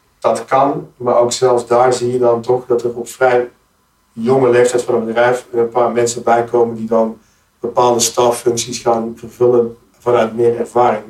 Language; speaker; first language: Dutch; native; Dutch